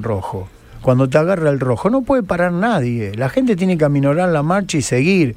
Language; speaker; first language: Spanish; native; Spanish